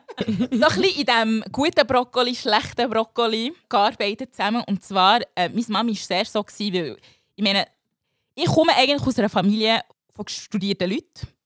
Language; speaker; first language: German; early bilingual, other home language; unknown